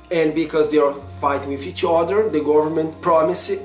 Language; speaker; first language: English; non-native, fluent; Portuguese